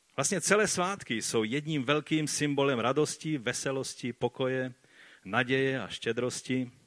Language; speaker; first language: Czech; non-native, fluent; Polish